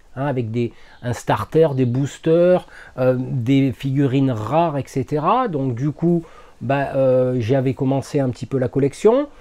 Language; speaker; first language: French; native; French